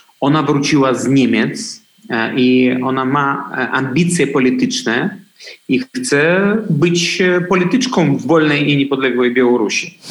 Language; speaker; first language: Polish; non-native, fluent; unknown